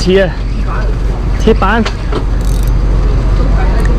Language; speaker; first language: Chinese; native; Chinese